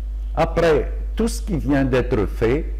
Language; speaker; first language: French; non-native, local second language; Arabic